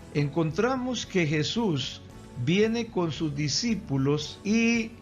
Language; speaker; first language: Spanish; native; Spanish